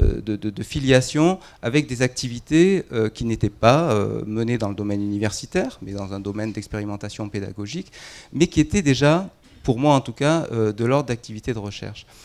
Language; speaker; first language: French; native; French